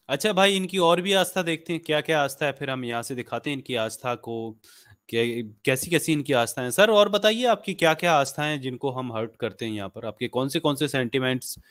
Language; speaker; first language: Hindi; native; Hindi